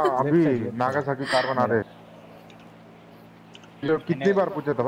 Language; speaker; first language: Hindi; native; Hindi